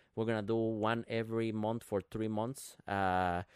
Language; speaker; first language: English; non-native, fluent; Spanish